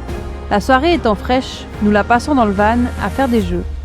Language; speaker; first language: French; native; French